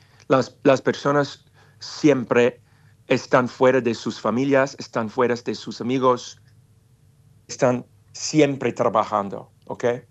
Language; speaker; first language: Spanish; non-native, fluent; English